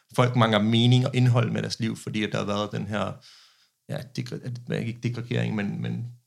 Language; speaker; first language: Danish; early bilingual, other home language; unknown